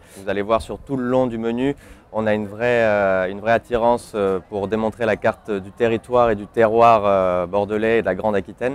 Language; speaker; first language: French; native; French